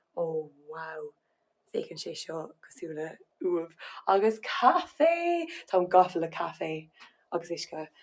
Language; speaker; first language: Irish; non-native, local second language; English